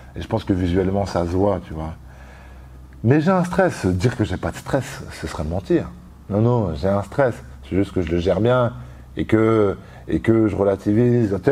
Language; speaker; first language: French; native; French